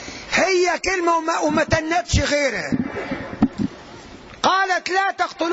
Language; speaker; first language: Arabic; native; Arabic